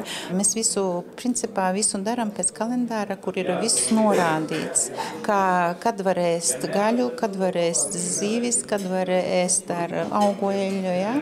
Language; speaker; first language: Latvian; non-native, local second language; Russian